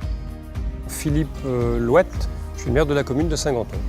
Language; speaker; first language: French; native; French